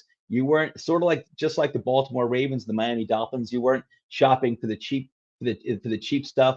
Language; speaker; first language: English; native; English